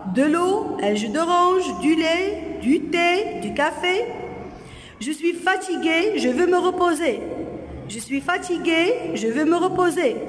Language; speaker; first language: French; non-native, local second language; Arabic